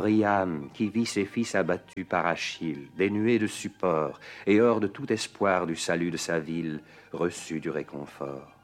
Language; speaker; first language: French; native; French